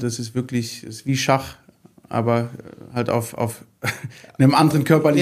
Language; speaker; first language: German; native; German